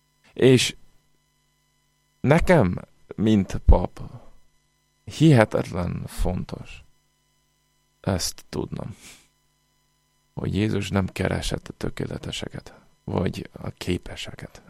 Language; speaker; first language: Hungarian; non-native, fluent; English